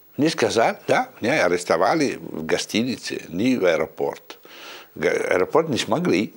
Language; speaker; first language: Russian; non-native, fluent; Italian